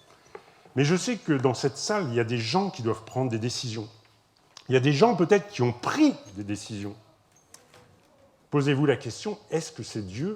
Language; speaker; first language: French; native; French